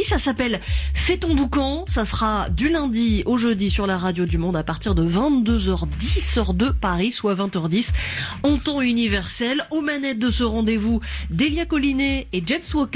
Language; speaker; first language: French; native; French